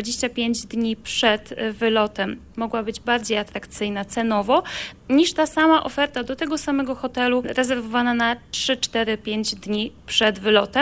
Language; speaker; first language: Polish; native; Polish